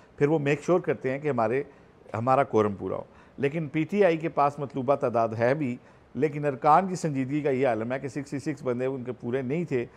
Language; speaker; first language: Urdu; native; Urdu